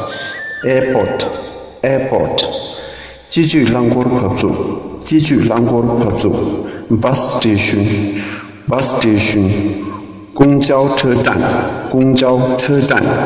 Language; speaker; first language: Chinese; non-native, learner; Tibetan